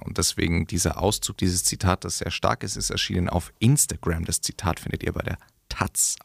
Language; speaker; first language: German; native; German